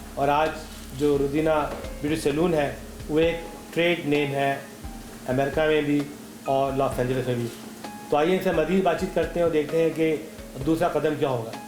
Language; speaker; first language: Urdu; native; Urdu